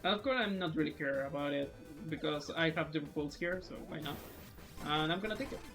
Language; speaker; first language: English; non-native, fluent; Spanish